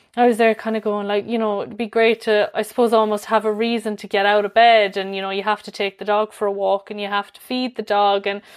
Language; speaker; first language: English; native; English